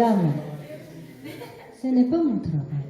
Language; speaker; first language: French; non-native, learner; Korean